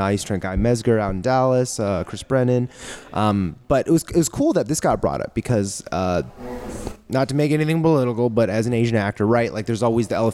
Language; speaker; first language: English; native; English